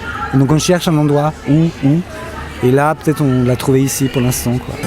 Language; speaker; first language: French; non-native, fluent; Spanish